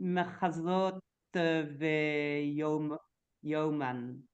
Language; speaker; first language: Hebrew; non-native, learner; French